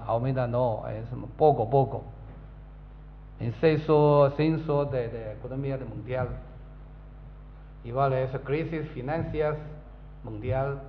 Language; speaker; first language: Spanish; non-native, learner; Chinese